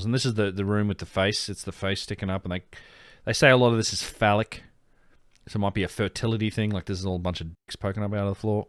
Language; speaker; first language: English; native; English